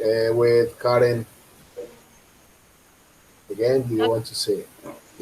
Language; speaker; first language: English; non-native, fluent; Spanish